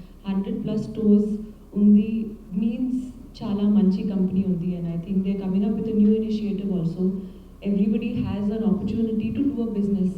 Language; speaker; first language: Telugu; non-native, learner; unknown